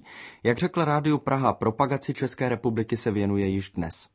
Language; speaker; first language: Czech; native; Czech